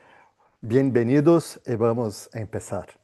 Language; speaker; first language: Spanish; non-native, fluent; Portuguese